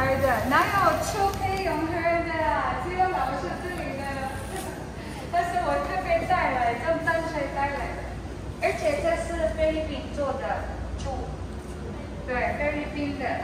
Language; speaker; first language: Chinese; non-native, fluent; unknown